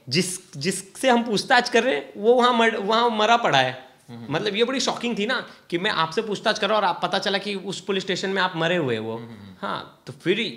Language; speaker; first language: Hindi; native; Hindi